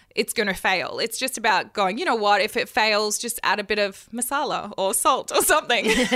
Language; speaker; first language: English; native; English